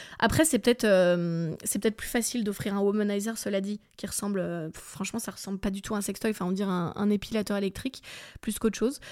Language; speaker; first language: French; early bilingual, other home language; English